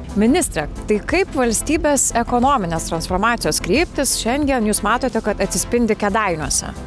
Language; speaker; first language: Lithuanian; native; Lithuanian